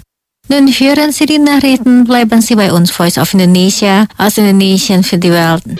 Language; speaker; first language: German; non-native, fluent; Indonesian